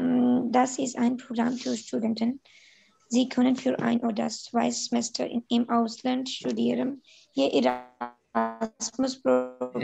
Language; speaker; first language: German; non-native, learner; Urdu